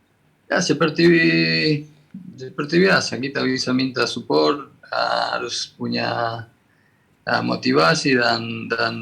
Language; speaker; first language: Indonesian; non-native, fluent; Spanish